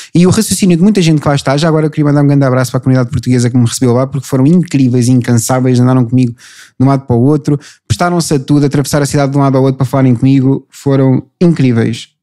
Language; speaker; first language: Portuguese; native; Portuguese